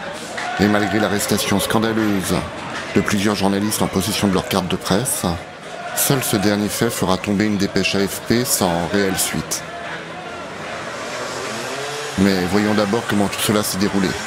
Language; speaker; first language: French; native; French